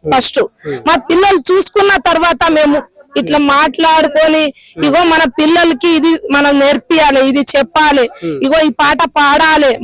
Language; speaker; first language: Telugu; non-native, local second language; Lambadi